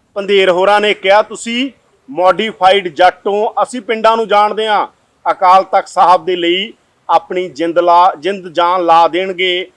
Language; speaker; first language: Punjabi; native; Punjabi